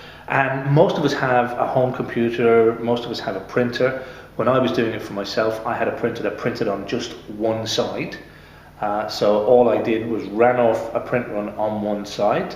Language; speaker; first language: English; native; English